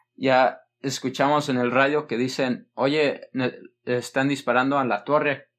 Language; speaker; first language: Spanish; early bilingual, heritage; Spanish